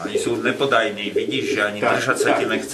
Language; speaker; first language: Polish; non-native, learner; Slovak